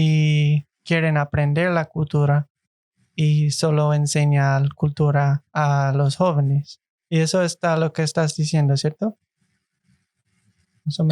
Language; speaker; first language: Spanish; non-native, fluent; English